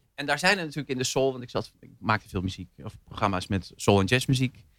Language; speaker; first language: Dutch; native; Dutch